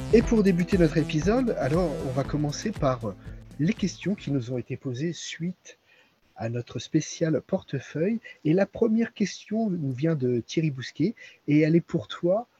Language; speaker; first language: French; native; French